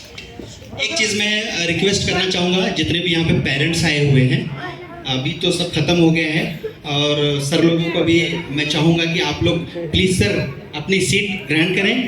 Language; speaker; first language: Hindi; native; Hindi